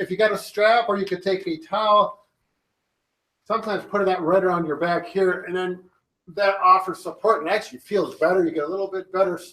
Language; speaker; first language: English; native; English